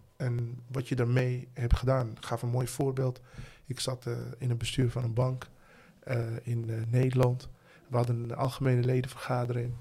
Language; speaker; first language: Dutch; non-native, fluent; Arabic